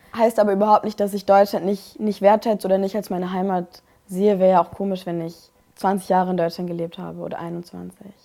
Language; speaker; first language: German; native; German